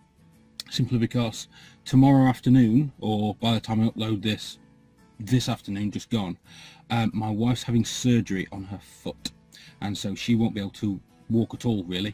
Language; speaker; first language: English; native; English